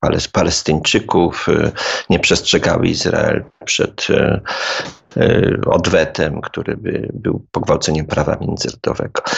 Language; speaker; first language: Polish; native; Polish